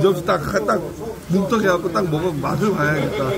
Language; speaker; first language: Korean; native; Korean